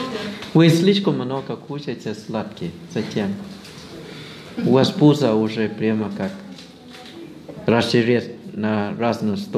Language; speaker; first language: Russian; non-native, learner; Thai